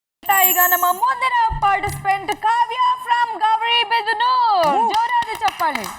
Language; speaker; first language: Kannada; native; Kannada